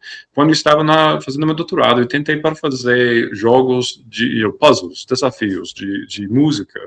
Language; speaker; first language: Portuguese; non-native, fluent; English